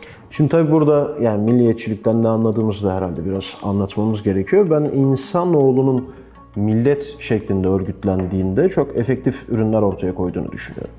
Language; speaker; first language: Turkish; native; Turkish